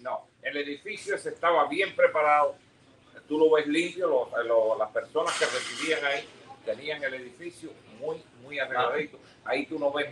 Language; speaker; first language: Spanish; native; Spanish